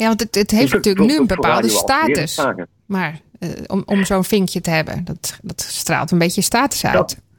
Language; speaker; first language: Dutch; native; Dutch